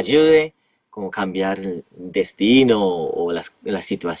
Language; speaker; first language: Spanish; non-native, fluent; Japanese